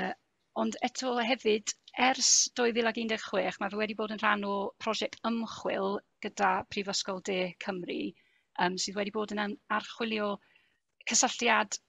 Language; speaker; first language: Welsh; non-native, fluent; English